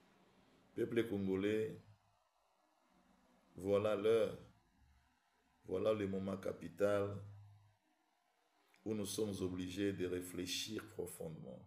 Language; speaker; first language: French; non-native, local second language; Lingala